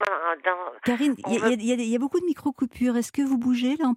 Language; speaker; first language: French; native; French